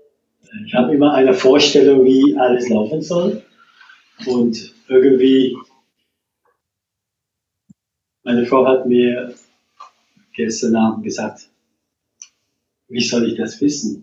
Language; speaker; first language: German; non-native, fluent; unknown